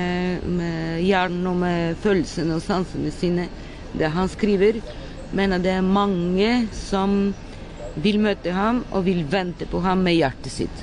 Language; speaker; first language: Norwegian; non-native, fluent; Bulgarian